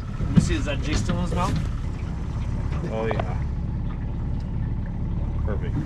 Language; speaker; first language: English; native; English